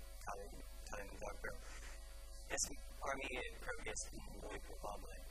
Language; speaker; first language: Spanish; non-native, fluent; English